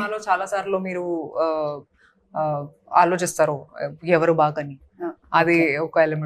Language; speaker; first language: Telugu; non-native, fluent; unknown